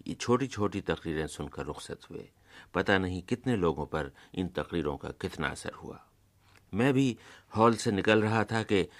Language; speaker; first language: Urdu; native; Urdu